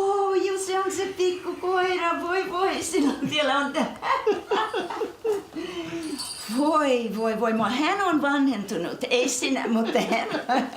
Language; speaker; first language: Finnish; non-native, learner; English